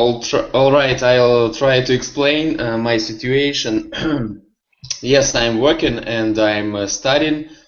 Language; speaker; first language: English; non-native, learner; Russian